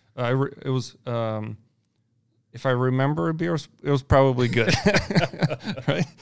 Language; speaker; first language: English; non-native, fluent; German